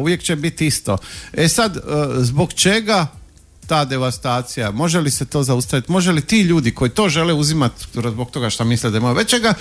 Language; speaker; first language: Croatian; native; Croatian